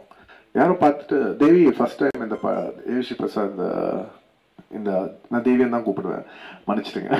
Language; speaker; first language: Tamil; non-native, local second language; Telugu